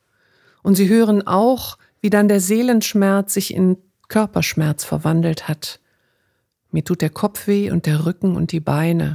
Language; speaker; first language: German; native; German